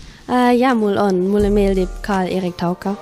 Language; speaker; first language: Estonian; non-native, learner; German